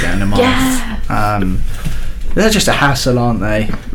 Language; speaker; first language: English; native; English